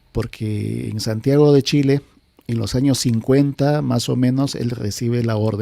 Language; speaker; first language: Spanish; native; Spanish